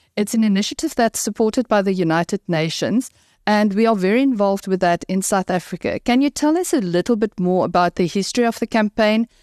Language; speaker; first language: English; non-native, local second language; Afrikaans